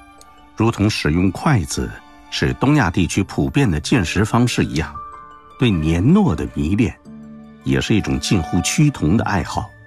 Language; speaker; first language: Chinese; native; Chinese